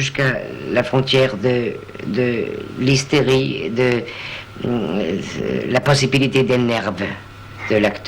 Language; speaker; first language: French; non-native, learner; Danish